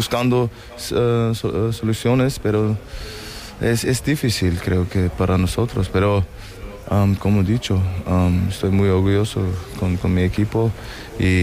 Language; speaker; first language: Spanish; non-native, fluent; German